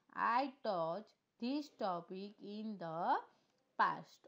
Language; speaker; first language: English; non-native, local second language; Gujarati